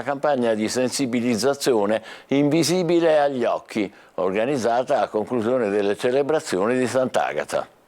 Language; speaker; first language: Italian; native; Italian